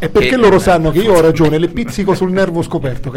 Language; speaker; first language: Italian; native; Italian